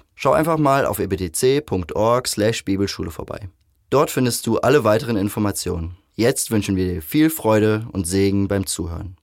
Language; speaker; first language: German; native; German